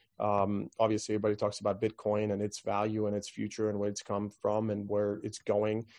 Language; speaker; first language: English; non-native, fluent; Croatian